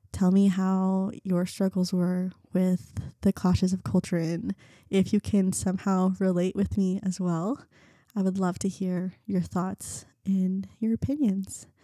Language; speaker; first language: English; early bilingual, other home language; Vietnamese